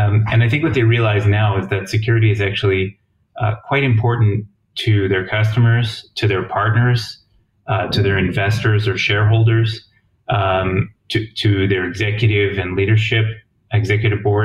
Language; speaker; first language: English; native; English